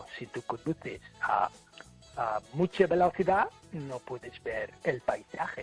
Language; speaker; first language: Spanish; non-native, fluent; English